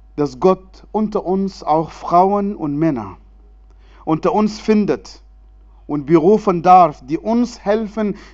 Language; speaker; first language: German; non-native, fluent; Arabic